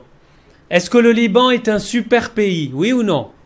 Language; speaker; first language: French; native; French